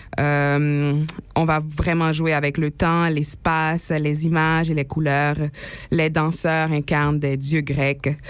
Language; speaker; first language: French; non-native, local second language; Haitian Creole